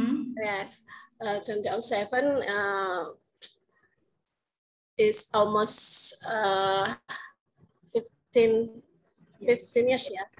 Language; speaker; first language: English; non-native, learner; Indonesian